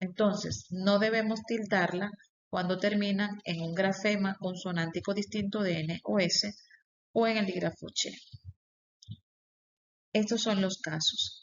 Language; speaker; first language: Spanish; native; Spanish